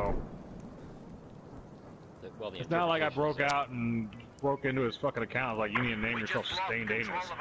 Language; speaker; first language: English; native; English